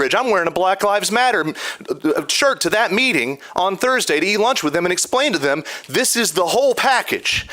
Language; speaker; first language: English; native; English